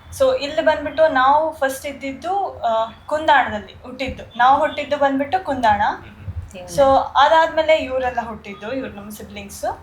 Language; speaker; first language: Kannada; early bilingual, other home language; Nepali